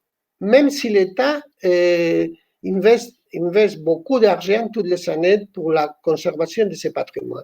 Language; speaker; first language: French; non-native, fluent; Spanish